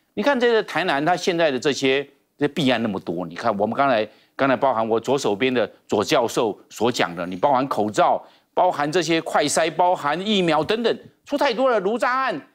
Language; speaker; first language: Chinese; native; Chinese